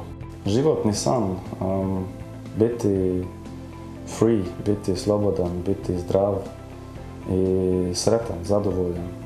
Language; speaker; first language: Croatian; early bilingual, heritage; Croatian